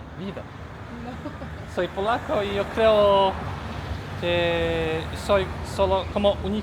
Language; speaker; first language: Spanish; non-native, learner; Polish